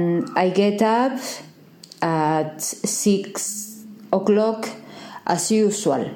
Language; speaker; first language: English; non-native, learner; Spanish